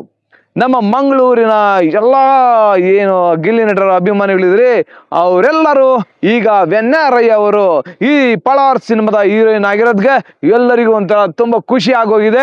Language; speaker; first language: Kannada; native; Kannada